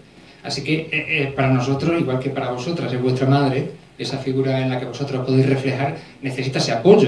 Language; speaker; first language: Spanish; native; Spanish